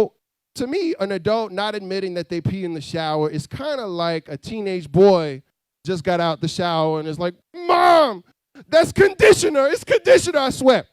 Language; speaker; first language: English; native; English